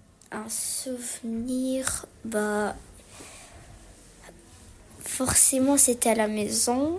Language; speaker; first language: French; early bilingual, other home language; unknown